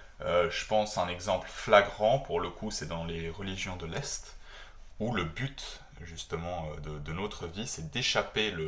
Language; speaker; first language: French; native; French